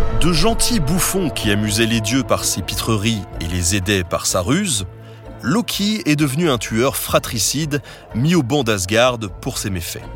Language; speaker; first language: French; native; French